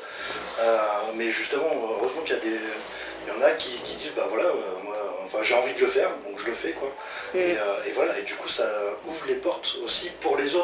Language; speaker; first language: French; native; French